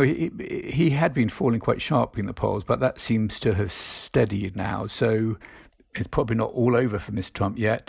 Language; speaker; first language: English; native; English